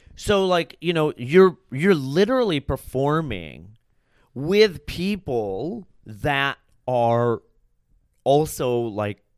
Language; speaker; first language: English; native; English